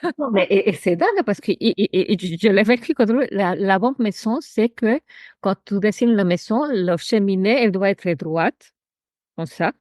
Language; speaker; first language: French; non-native, fluent; Spanish